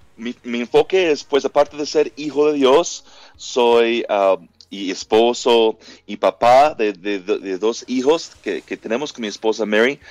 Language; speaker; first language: Spanish; non-native, learner; English